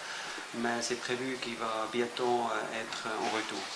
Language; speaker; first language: French; non-native, fluent; German